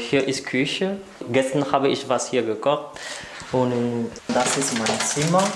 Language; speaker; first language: German; non-native, learner; Arabic